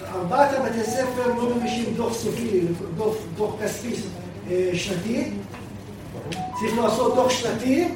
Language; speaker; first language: Hebrew; non-native, local second language; Arabic